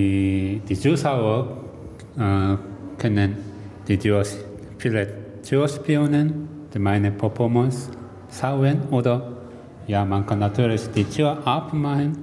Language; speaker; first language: German; non-native, learner; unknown